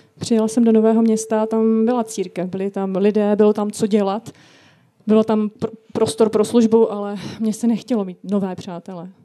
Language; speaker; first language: Czech; non-native, fluent; Russian